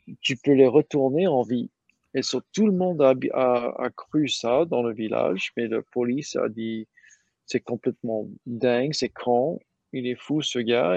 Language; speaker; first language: French; non-native, learner; English